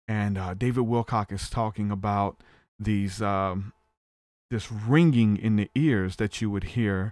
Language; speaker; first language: English; native; English